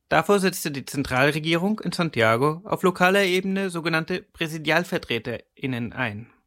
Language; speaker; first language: German; native; German